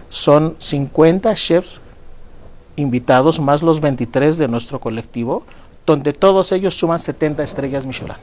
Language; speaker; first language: Spanish; non-native, fluent; Greek